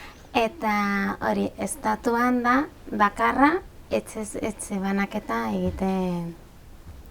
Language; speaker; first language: Basque; non-native, local second language; Spanish